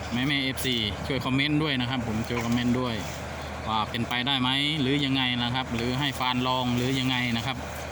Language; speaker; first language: Thai; non-native, local second language; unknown